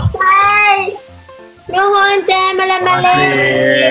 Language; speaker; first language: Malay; non-native, learner; Vietnamese